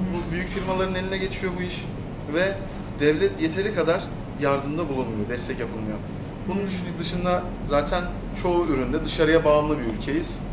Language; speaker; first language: Turkish; native; Turkish